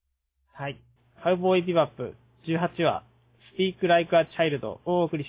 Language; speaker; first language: Japanese; native; Japanese